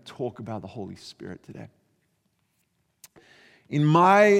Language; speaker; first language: English; native; English